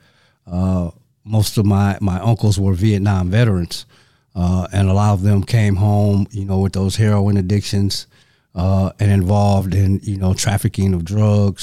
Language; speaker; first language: English; native; English